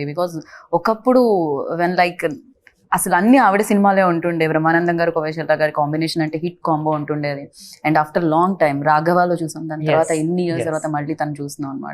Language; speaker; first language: Telugu; native; Telugu